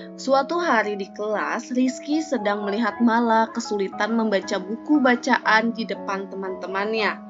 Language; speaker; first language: Indonesian; native; Indonesian